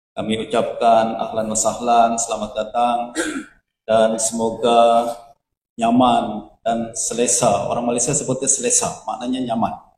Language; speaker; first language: Indonesian; native; Indonesian